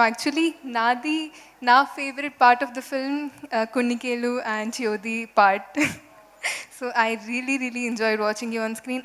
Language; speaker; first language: Telugu; non-native, fluent; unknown